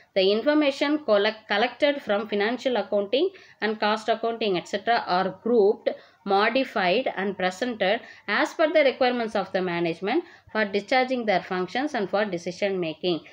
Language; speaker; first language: English; non-native, local second language; Tamil